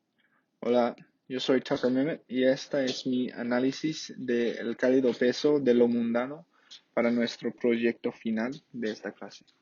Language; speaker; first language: Spanish; non-native, fluent; English